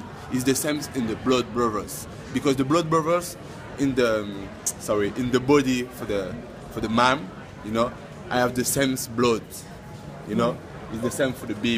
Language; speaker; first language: English; non-native, learner; French